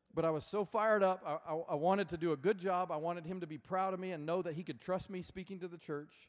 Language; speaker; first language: English; native; English